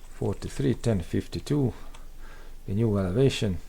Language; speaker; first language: English; non-native, fluent; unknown